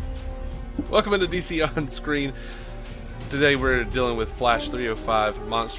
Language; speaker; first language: English; native; English